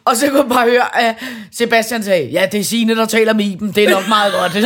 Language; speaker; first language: Danish; native; Danish